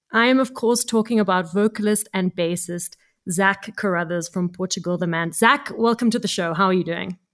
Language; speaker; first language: English; native; English